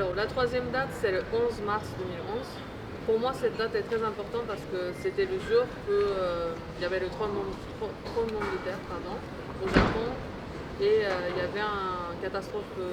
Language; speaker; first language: French; non-native, fluent; Japanese